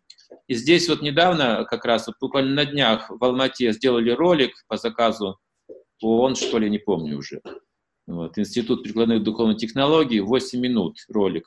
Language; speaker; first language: Russian; native; Russian